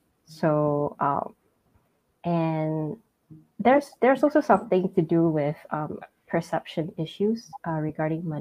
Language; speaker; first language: English; non-native, local second language; Min Nan Chinese